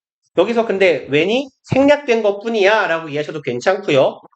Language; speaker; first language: Korean; native; Korean